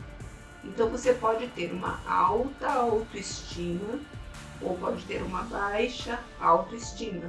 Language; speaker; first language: Portuguese; native; Portuguese